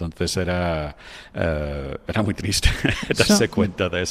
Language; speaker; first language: Spanish; non-native, fluent; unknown